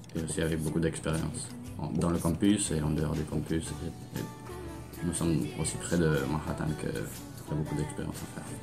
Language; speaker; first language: French; non-native, fluent; Spanish